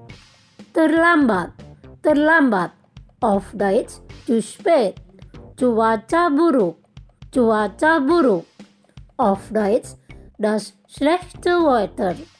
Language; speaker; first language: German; non-native, fluent; Indonesian